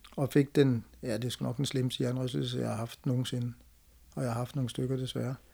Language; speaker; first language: Danish; native; Danish